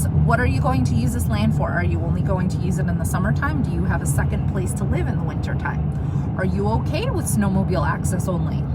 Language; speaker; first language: English; native; English